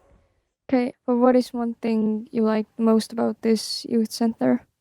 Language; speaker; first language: English; non-native, fluent; Estonian